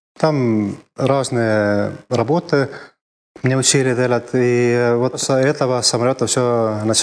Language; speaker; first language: Russian; non-native, fluent; Estonian